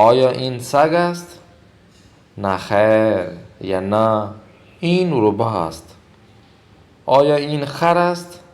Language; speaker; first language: Persian; non-native, fluent; Urdu